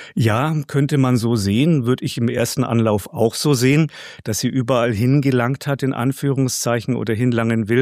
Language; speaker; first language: German; native; German